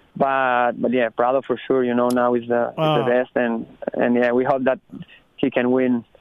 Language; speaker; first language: English; non-native, learner; Spanish